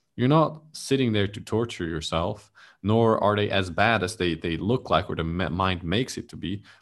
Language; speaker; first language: English; non-native, fluent; German